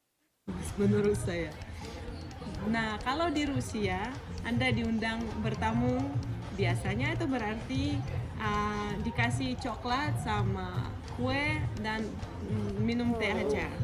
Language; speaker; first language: Indonesian; non-native, fluent; Russian